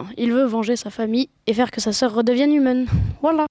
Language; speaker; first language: French; native; French